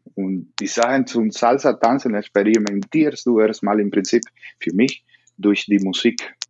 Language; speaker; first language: German; non-native, learner; Spanish